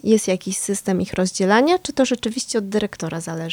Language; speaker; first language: Polish; native; Polish